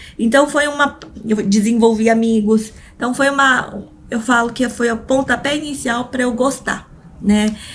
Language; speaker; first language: Portuguese; early bilingual, other home language; Korean